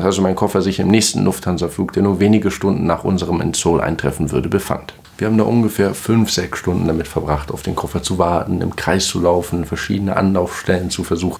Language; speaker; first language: German; native; German